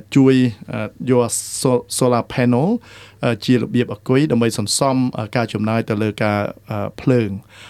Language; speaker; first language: Khmer; native; Khmer